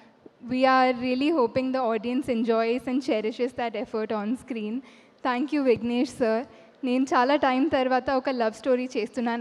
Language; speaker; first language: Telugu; non-native, fluent; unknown